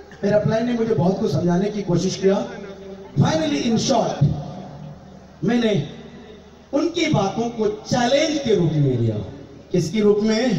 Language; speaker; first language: Hindi; native; Hindi